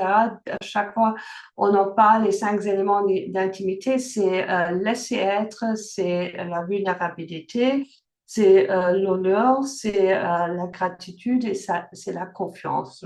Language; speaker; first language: French; early bilingual, heritage; French